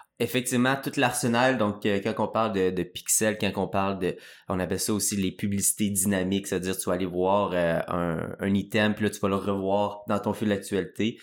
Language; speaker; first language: French; native; French